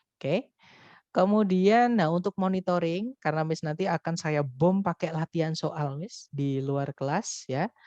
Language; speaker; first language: Indonesian; non-native, local second language; Javanese